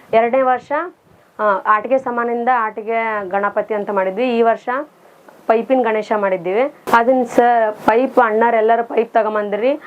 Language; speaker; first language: Kannada; native; Kannada